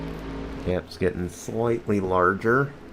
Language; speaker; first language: English; native; English